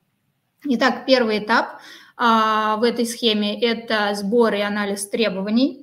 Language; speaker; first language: Russian; native; Russian